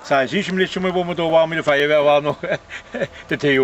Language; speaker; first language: German; native; German